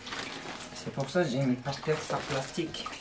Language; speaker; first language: French; non-native, learner; Korean